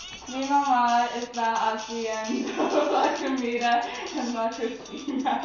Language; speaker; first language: Spanish; non-native, learner; English